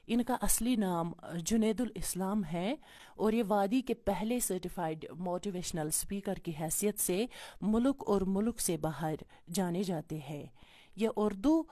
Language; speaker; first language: Urdu; non-native, local second language; Kashmiri